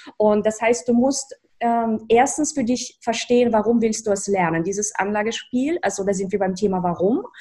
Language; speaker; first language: German; early bilingual, other home language; Russian